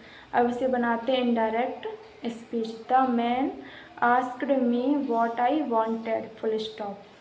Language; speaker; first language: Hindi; native; Hindi